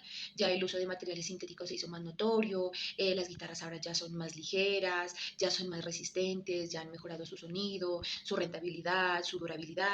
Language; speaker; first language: Spanish; native; Spanish